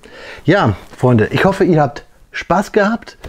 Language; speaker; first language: German; native; German